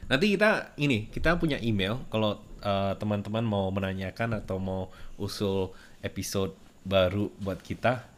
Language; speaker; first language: Indonesian; native; Indonesian